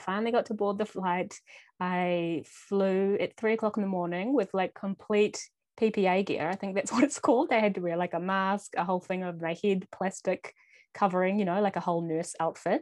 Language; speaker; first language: English; native; English